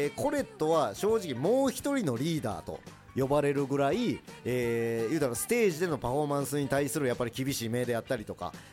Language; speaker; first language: Japanese; early bilingual, other home language; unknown